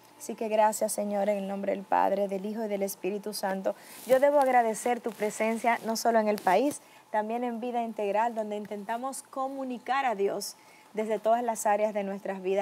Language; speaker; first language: Spanish; native; Spanish